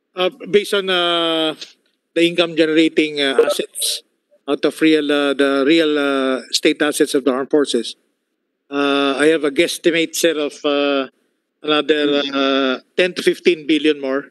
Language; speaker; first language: English; non-native, local second language; Filipino